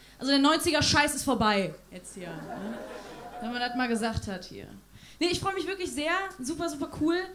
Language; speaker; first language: German; native; German